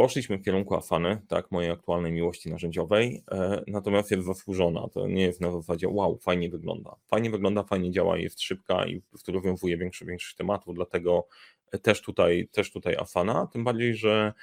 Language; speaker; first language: Polish; native; Polish